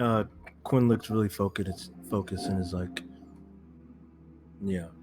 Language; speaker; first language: English; native; English